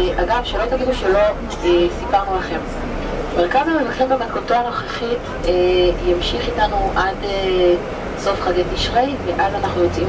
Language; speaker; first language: Hebrew; native; Hebrew